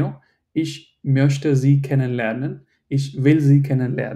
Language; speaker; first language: German; non-native, fluent; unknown